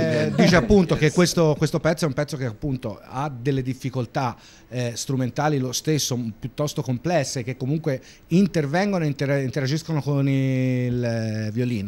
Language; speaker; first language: Italian; native; Italian